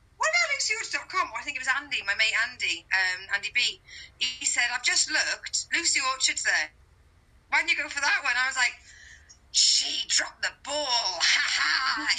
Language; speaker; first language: English; native; English